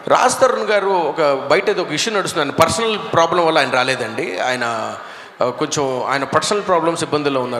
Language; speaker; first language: Telugu; native; Telugu